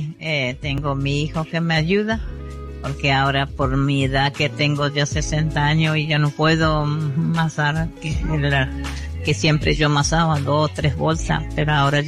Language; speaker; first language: Spanish; non-native, local second language; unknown